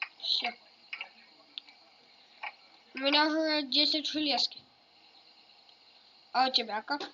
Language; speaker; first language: Russian; native; Russian